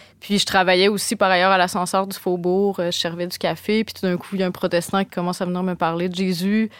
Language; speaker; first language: French; native; French